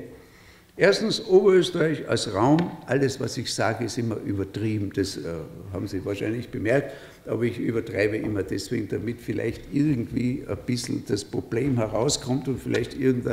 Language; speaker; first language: German; native; German